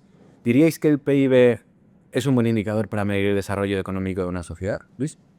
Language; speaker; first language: Spanish; native; Spanish